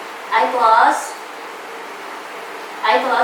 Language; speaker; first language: English; non-native, learner; Indonesian